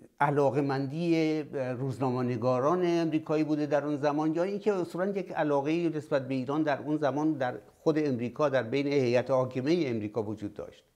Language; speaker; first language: Persian; native; Persian